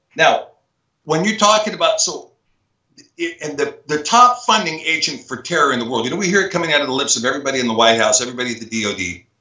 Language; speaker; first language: English; native; English